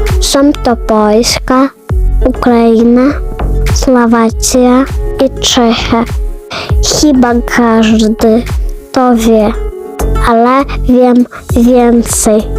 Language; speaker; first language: Polish; early bilingual, other home language; Ukrainian